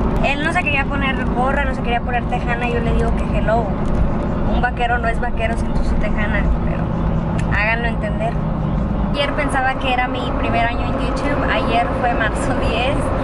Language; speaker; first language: Spanish; native; Spanish